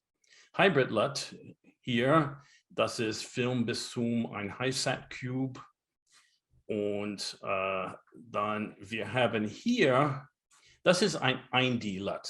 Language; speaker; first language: German; non-native, learner; English